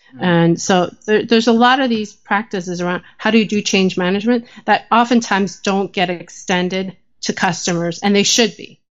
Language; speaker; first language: English; early bilingual, other home language; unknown